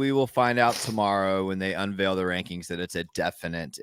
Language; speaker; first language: English; native; English